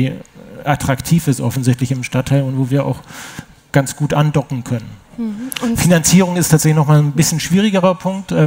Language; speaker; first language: German; native; German